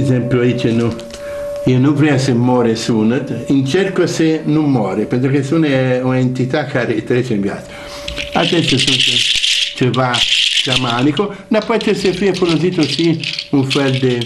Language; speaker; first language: Romanian; non-native, learner; Italian